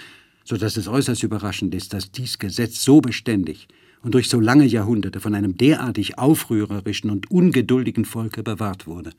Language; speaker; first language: German; native; German